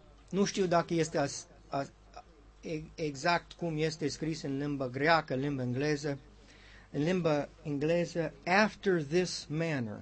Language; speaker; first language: Romanian; non-native, learner; English